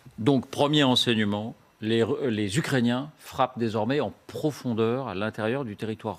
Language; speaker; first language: French; native; French